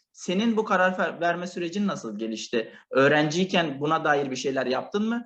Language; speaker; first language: Turkish; native; Turkish